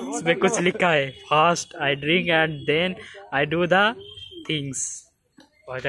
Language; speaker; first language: Hindi; non-native, local second language; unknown